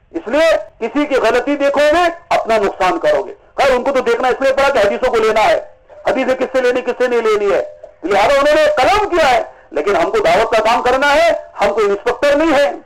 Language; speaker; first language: Urdu; native; Urdu